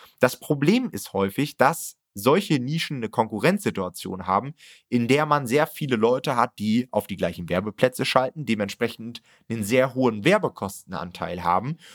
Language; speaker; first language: German; native; German